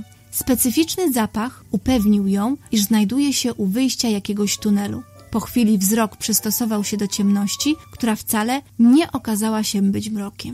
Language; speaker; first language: Polish; native; Polish